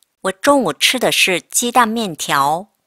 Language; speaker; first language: Chinese; non-native, fluent; Korean